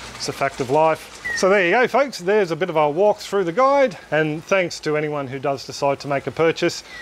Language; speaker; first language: English; native; English